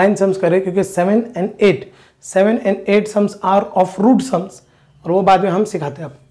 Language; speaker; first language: Hindi; non-native, local second language; Marathi